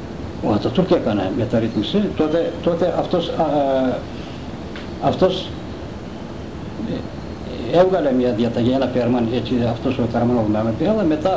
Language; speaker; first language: Greek; non-native, local second language; Turkish